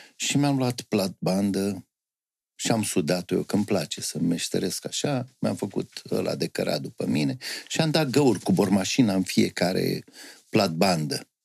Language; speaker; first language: Romanian; native; Romanian